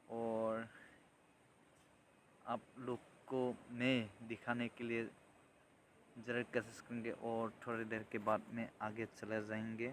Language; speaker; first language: Hindi; non-native, local second language; Bodo